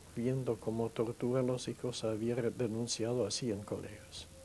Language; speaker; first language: Spanish; non-native, fluent; German